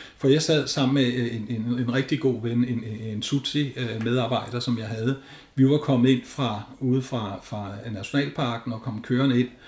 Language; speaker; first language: Danish; native; Danish